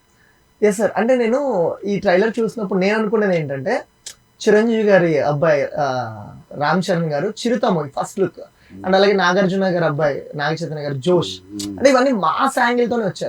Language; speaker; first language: Telugu; native; Telugu